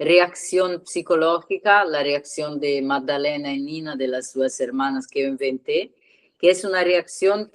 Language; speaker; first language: Spanish; non-native, learner; Italian